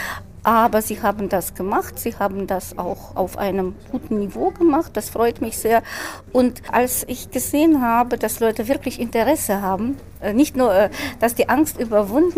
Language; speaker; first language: German; non-native, fluent; Russian